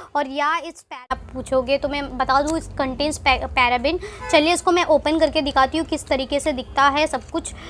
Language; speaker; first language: Hindi; non-native, local second language; Tamil